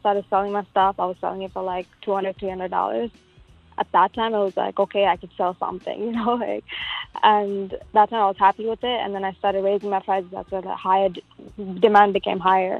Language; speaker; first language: English; non-native, local second language; Tamil